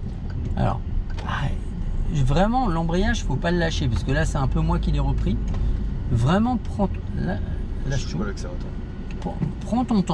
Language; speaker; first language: French; native; French